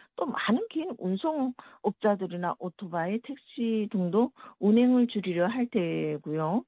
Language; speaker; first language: Korean; native; Korean